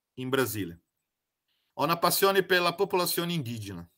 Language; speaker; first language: Italian; non-native, fluent; Portuguese